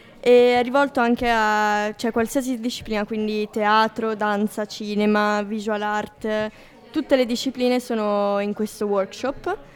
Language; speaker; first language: Italian; native; Italian